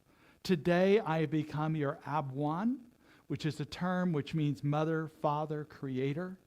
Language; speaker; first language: English; native; English